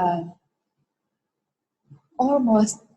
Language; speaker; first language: English; non-native, learner; Japanese